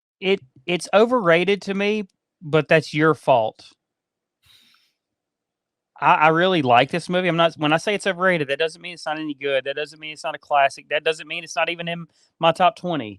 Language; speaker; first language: English; native; English